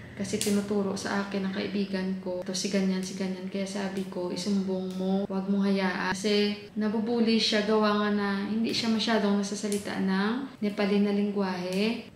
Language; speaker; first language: Filipino; non-native, local second language; Hiligaynon